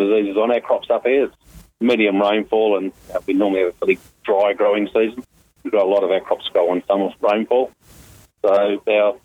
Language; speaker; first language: English; native; English